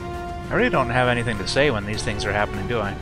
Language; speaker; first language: English; native; English